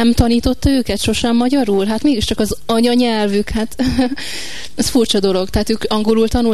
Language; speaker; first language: Hungarian; native; Hungarian